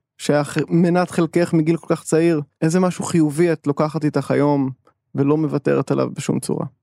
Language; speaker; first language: Hebrew; native; Hebrew